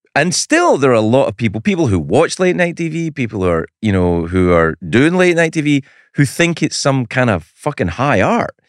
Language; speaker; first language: English; native; English